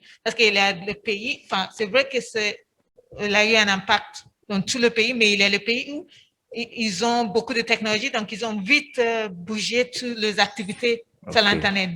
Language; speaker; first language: French; non-native, fluent; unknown